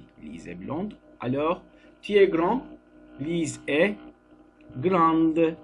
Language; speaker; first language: French; non-native, fluent; Turkish